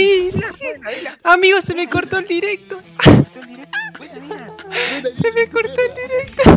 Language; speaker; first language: Spanish; native; Spanish